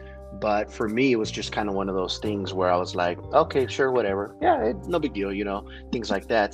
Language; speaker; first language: English; native; English